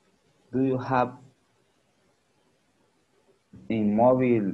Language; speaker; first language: English; non-native, learner; Spanish